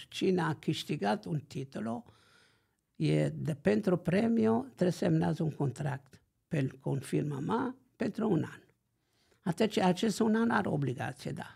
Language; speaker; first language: Romanian; non-native, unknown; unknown